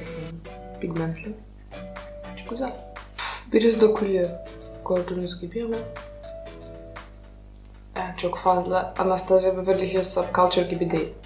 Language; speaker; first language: Turkish; non-native, fluent; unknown